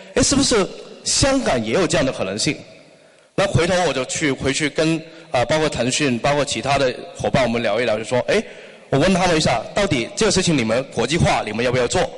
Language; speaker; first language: Chinese; non-native, local second language; Cantonese